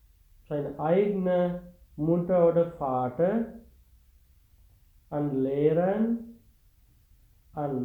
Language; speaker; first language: German; non-native, fluent; Sinhala